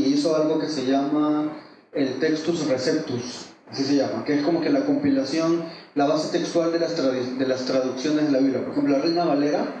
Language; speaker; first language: Spanish; native; Spanish